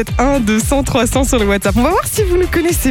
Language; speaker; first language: French; native; French